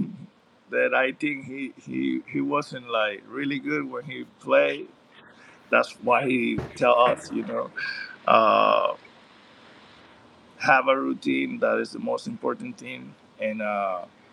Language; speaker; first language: English; non-native, learner; Spanish